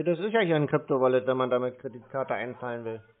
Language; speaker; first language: German; native; German